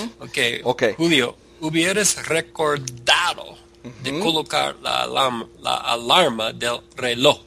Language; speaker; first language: Spanish; non-native, learner; English